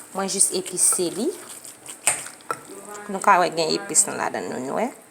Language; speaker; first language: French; non-native, local second language; Haitian Creole